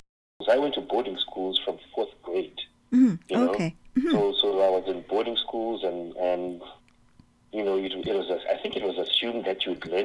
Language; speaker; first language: English; non-native, local second language; Shona